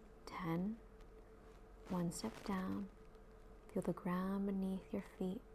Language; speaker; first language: English; native; English